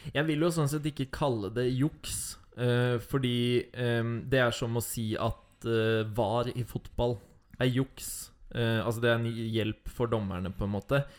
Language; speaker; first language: Norwegian; native; Norwegian